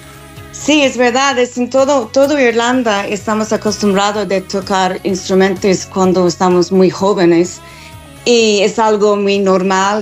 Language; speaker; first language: Spanish; non-native, learner; English